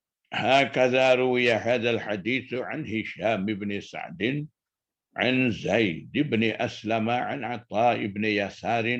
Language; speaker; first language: Arabic; non-native, fluent; Malay